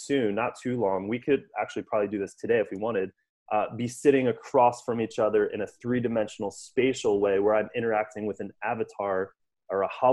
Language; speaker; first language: English; native; English